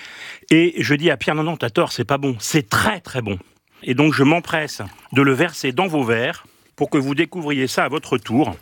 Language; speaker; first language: French; native; French